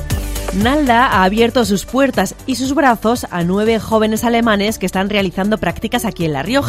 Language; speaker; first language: Spanish; native; Spanish